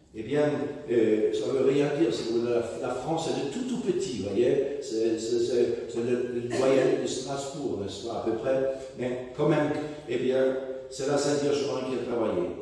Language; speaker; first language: French; non-native, fluent; German